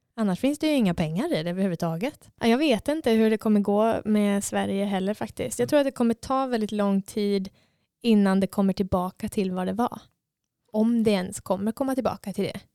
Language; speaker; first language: Swedish; native; Swedish